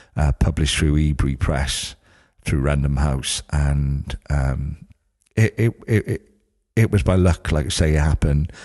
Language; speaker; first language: English; native; English